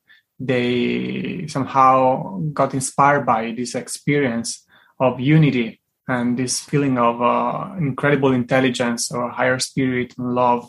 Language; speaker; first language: English; non-native, fluent; Italian